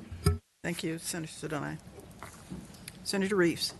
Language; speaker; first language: English; native; English